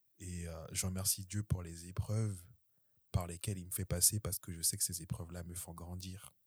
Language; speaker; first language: French; early bilingual, other home language; Haitian Creole